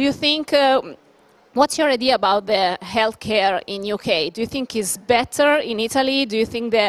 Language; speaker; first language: English; non-native, learner; Italian